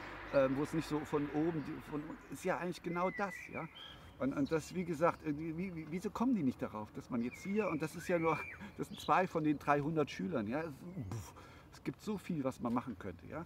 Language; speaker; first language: German; native; German